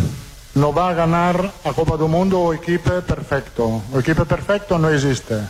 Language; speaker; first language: Portuguese; non-native, fluent; Italian